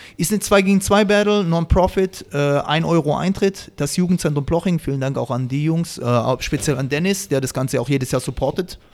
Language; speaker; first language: German; native; German